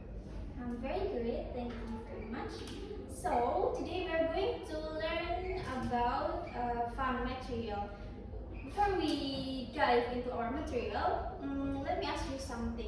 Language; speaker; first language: English; non-native, fluent; Indonesian